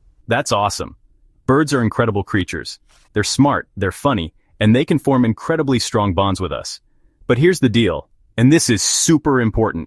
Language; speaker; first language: English; native; English